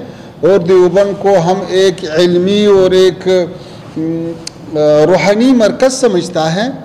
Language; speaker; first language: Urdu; non-native, fluent; Pashto